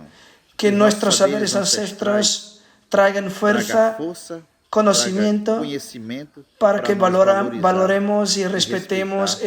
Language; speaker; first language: Spanish; non-native, fluent; Portuguese